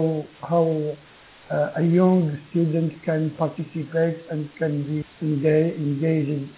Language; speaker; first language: English; non-native, learner; Arabic